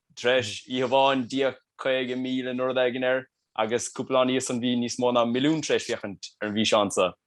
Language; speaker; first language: Irish; native; Irish